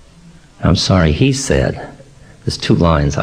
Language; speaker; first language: English; native; English